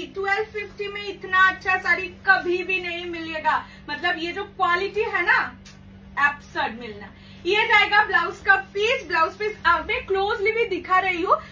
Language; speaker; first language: Hindi; non-native, local second language; Bangla